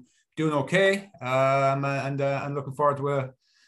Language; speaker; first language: English; native; English